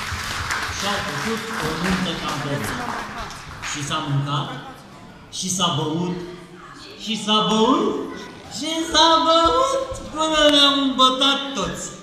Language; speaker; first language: Romanian; native; Romanian